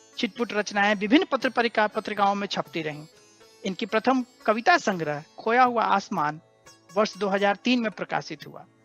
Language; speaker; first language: Hindi; native; Hindi